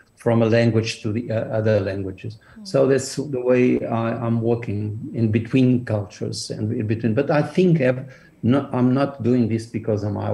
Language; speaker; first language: English; non-native, fluent; Portuguese